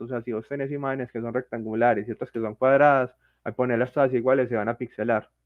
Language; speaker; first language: Spanish; native; Spanish